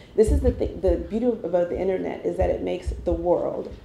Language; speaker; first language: English; non-native, local second language; Igbo